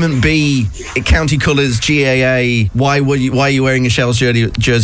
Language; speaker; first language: English; native; English